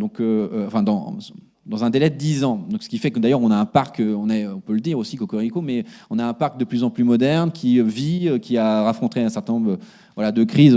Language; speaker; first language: French; native; French